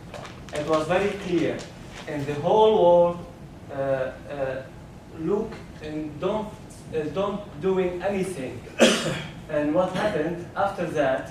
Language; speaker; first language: English; non-native, learner; Arabic